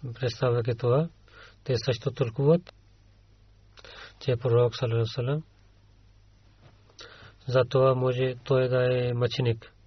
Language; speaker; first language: Bulgarian; non-native, learner; Urdu